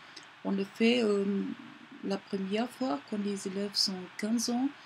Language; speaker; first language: French; non-native, learner; German